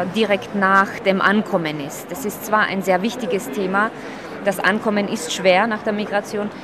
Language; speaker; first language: German; early bilingual, other home language; Slovak